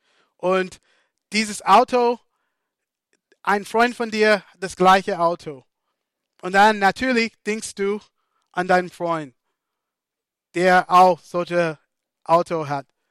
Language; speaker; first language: German; non-native, fluent; English